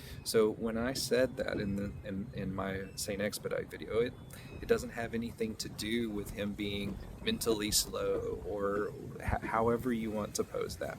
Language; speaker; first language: English; native; English